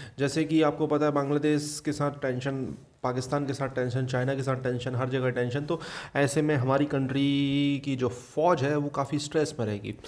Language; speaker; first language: Hindi; native; Hindi